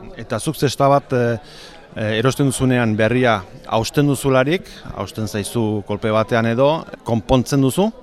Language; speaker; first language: Basque; native; Basque